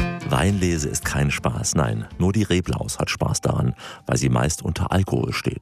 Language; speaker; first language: German; native; German